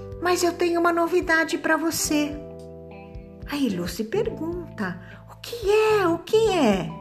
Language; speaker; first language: Portuguese; native; Portuguese